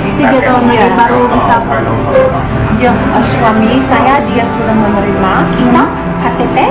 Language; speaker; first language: Indonesian; non-native, learner; English